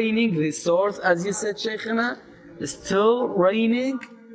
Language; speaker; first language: English; non-native, fluent; Arabic